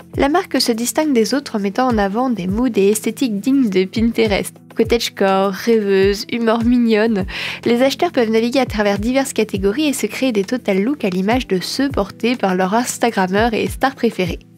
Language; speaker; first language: French; native; French